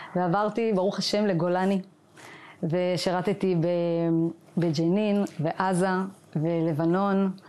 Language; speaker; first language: Hebrew; native; Hebrew